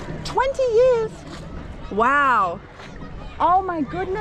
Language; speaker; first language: English; non-native, fluent; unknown